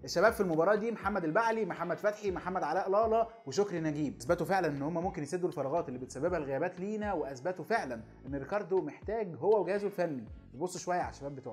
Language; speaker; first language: Arabic; native; Arabic